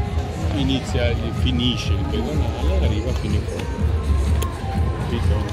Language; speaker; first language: Italian; native; Italian